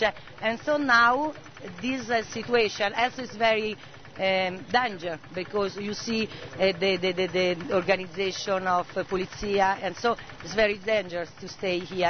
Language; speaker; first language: English; non-native, learner; Italian